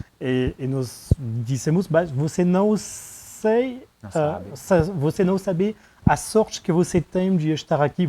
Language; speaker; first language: Portuguese; non-native, fluent; French